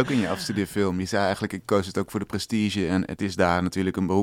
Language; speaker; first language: Dutch; native; Dutch